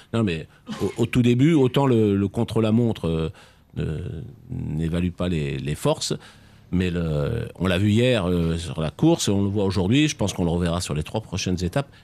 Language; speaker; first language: French; native; French